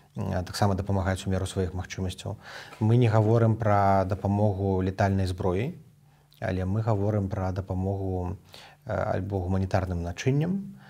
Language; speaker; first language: Belarusian; native; Belarusian